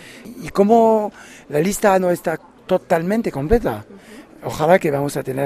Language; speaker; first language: Spanish; non-native, fluent; French